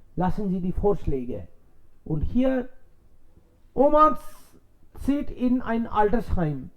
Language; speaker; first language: German; non-native, fluent; Hindi